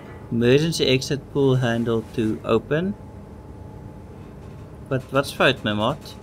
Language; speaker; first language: English; non-native, local second language; Afrikaans